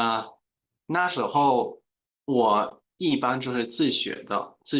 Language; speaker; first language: Chinese; non-native, fluent; Spanish